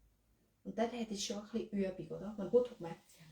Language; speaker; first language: German; non-native, learner; Thai